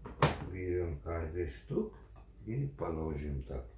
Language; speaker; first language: Russian; non-native, learner; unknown